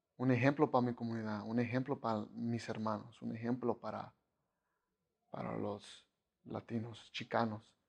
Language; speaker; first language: Spanish; early bilingual, heritage; Spanish